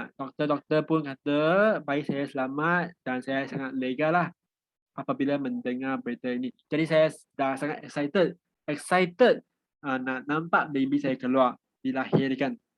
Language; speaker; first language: Malay; non-native, local second language; Chinese